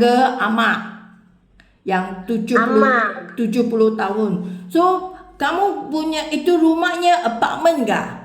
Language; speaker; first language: Indonesian; non-native, learner; Filipino